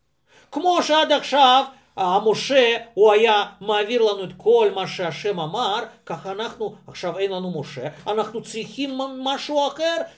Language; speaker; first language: Hebrew; non-native, fluent; Russian